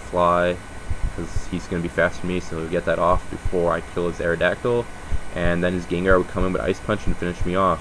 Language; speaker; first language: English; native; English